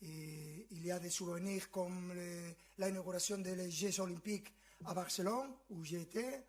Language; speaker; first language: French; non-native, fluent; Spanish